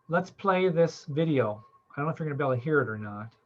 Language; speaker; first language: English; native; English